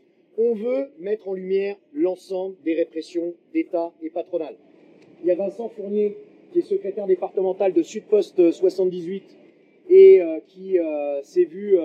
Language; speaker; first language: French; native; French